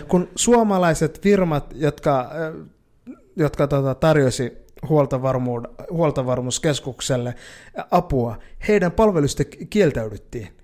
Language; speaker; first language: Finnish; early bilingual, other home language; Somali